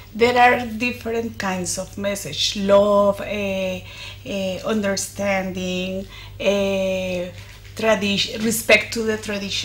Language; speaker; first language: English; non-native, fluent; Spanish